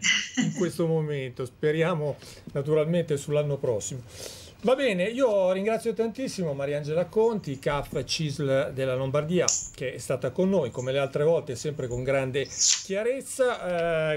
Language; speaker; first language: Italian; native; Italian